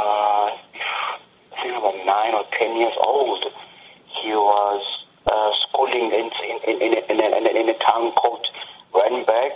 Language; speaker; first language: English; non-native, local second language; Xhosa